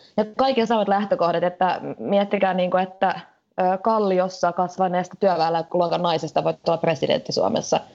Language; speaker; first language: Finnish; native; Finnish